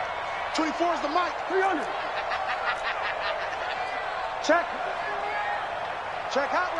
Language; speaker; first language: English; native; English